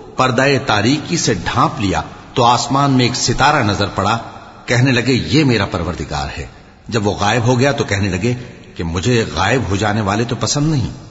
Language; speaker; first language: Urdu; native; Urdu